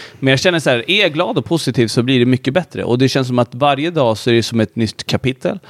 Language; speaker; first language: Swedish; early bilingual, other home language; Hindi